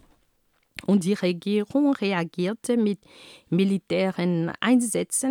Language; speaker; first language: German; non-native, fluent; Ghomala